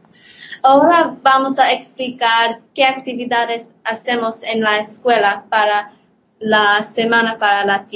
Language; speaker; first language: Spanish; non-native, learner; English